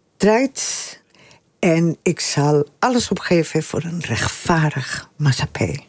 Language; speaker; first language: Dutch; non-native, fluent; Spanish